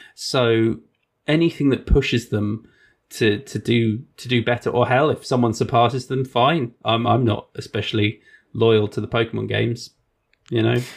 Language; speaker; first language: English; native; English